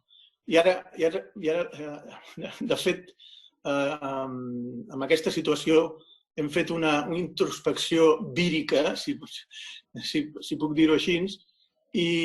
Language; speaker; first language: Catalan; non-native, local second language; Spanish